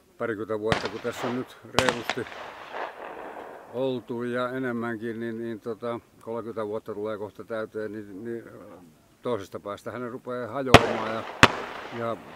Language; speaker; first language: Finnish; native; Finnish